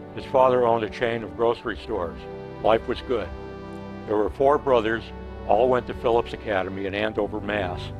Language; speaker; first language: English; native; English